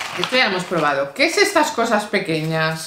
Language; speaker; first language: Spanish; native; Spanish